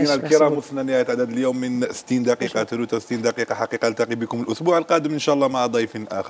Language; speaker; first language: Arabic; native; Arabic